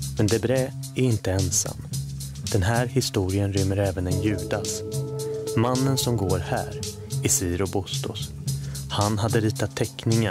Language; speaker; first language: Swedish; native; Swedish